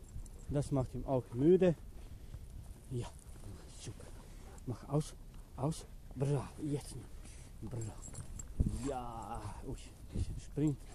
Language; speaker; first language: German; non-native, learner; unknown